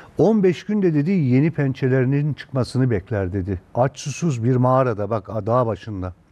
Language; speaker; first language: Turkish; native; Turkish